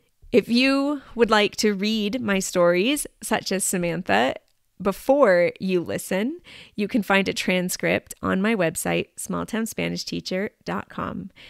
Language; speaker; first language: English; native; English